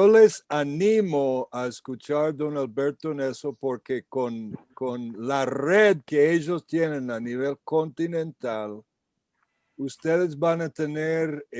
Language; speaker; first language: Spanish; non-native, fluent; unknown